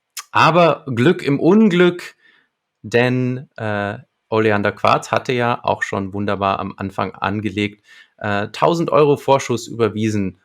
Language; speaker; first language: German; native; German